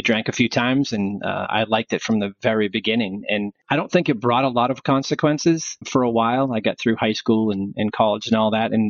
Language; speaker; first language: English; native; English